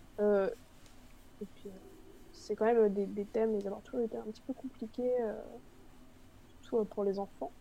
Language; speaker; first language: French; native; French